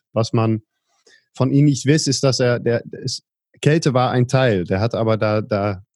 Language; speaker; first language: German; non-native, fluent; Dutch